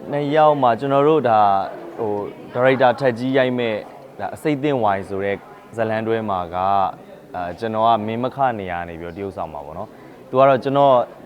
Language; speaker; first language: Burmese; native; Burmese